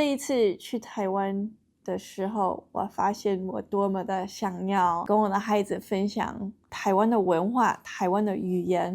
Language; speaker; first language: Chinese; non-native, fluent; English